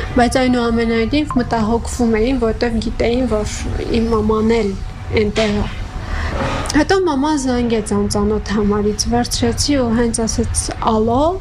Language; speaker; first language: Armenian; native; Armenian